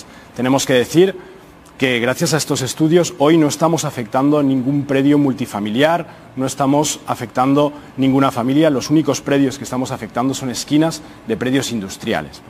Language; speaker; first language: Spanish; native; Spanish